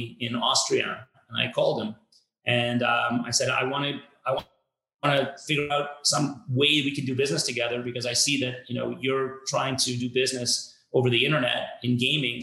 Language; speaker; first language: English; native; English